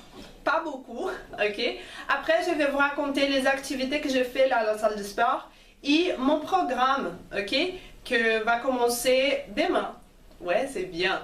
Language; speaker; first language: French; non-native, fluent; Portuguese